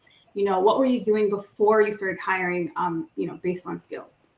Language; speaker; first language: English; native; English